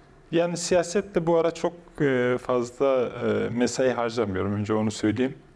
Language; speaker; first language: Turkish; non-native, local second language; Kurdish